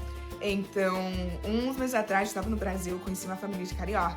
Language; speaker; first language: Portuguese; non-native, fluent; English